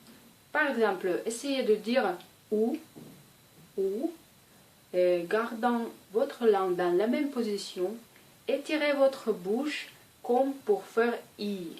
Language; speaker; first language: French; non-native, fluent; Russian